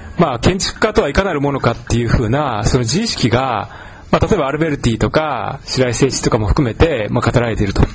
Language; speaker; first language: Japanese; native; Japanese